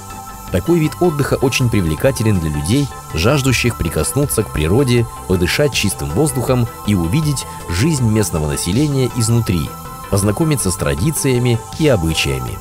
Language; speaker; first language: Russian; native; Russian